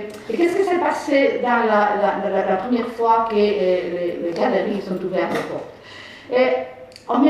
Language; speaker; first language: French; non-native, fluent; Spanish